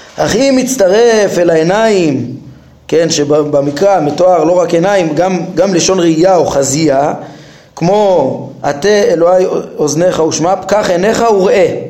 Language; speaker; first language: Hebrew; native; Hebrew